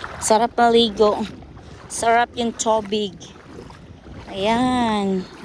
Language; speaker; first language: Filipino; non-native, local second language; Cebuano